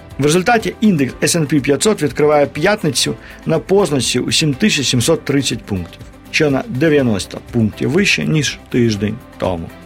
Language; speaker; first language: Ukrainian; non-native, local second language; Russian